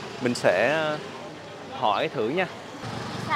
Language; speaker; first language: Vietnamese; native; Vietnamese